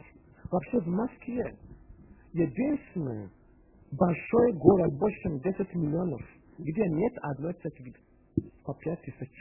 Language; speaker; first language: Russian; non-native, fluent; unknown